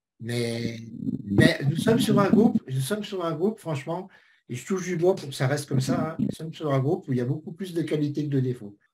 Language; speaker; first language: French; native; French